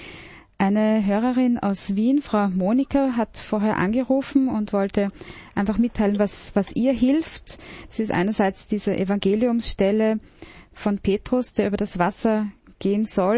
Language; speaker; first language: German; native; German